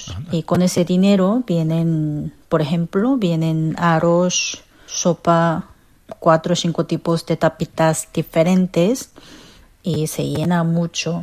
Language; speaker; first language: Spanish; non-native, fluent; Korean